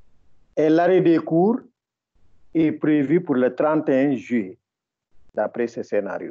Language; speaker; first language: French; non-native, local second language; Wolof